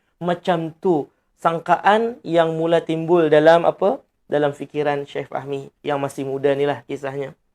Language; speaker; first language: Malay; native; Malay